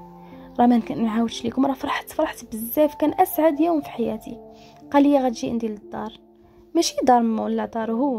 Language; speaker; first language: Arabic; native; Arabic